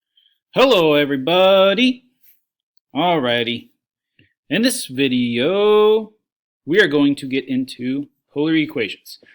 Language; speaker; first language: English; native; English